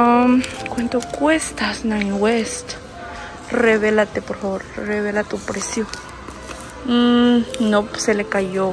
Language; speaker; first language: Spanish; native; Spanish